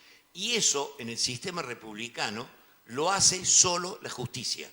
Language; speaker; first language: Spanish; native; Spanish